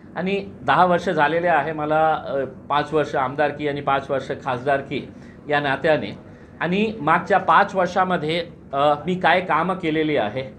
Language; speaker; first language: Marathi; non-native, local second language; Urdu